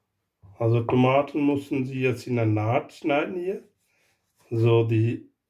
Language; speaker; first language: German; non-native, learner; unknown